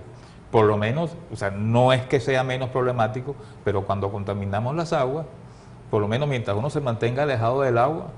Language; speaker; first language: Spanish; native; Spanish